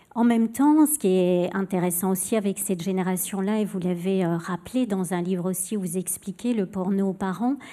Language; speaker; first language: French; native; French